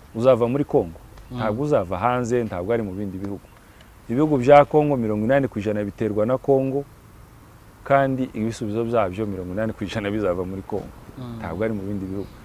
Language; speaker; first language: Kinyarwanda; native; Kinyarwanda